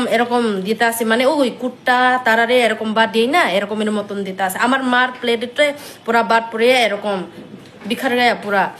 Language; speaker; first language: Bangla; non-native, local second language; Kok Borok